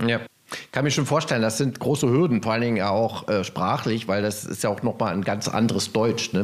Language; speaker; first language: German; native; German